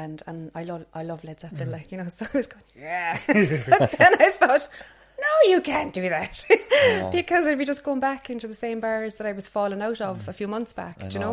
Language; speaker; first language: English; native; English